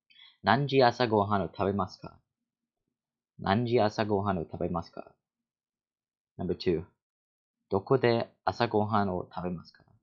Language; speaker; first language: Japanese; non-native, learner; English